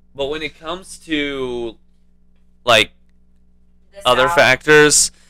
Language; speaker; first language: English; native; English